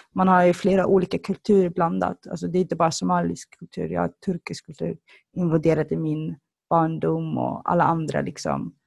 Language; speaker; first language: Swedish; early bilingual, other home language; Somali